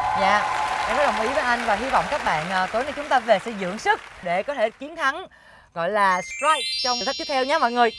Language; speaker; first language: Vietnamese; native; Vietnamese